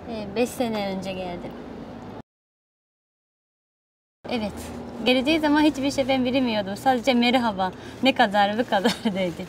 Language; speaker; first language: Turkish; non-native, learner; Japanese